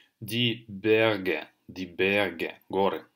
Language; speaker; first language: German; non-native, fluent; Russian